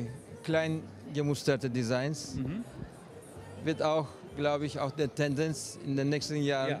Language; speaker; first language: German; non-native, fluent; Turkish